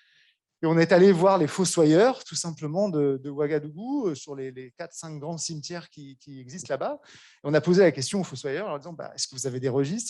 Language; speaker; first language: French; native; French